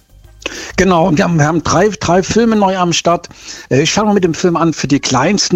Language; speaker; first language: German; native; German